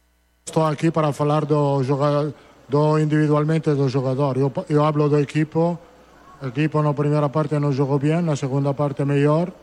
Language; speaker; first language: Portuguese; non-native, fluent; Italian